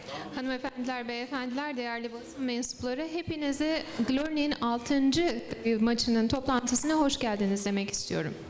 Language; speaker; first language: Turkish; native; Turkish